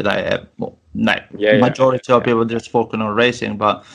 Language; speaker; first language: English; non-native, fluent; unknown